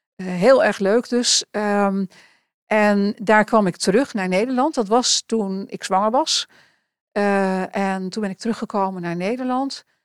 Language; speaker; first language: Dutch; native; Dutch